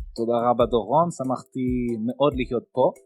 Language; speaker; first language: Hebrew; non-native, fluent; French